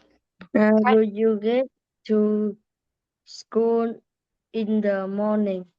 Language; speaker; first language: English; non-native, learner; Vietnamese